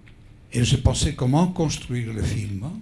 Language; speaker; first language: French; non-native, fluent; Greek